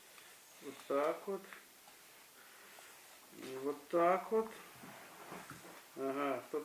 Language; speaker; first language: Russian; native; Russian